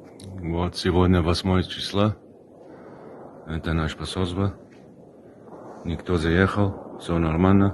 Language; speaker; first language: Russian; non-native, learner; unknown